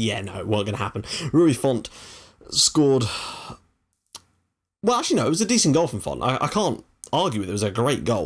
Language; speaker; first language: English; native; English